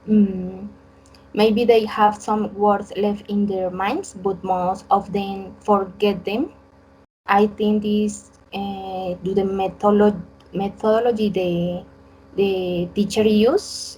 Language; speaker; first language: English; non-native, learner; Spanish